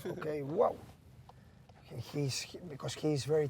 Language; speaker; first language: English; non-native, fluent; Spanish